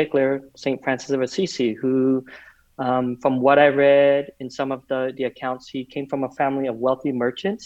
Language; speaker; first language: English; native; English